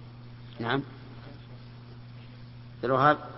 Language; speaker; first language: Arabic; native; Arabic